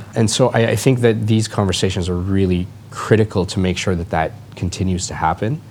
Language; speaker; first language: English; native; English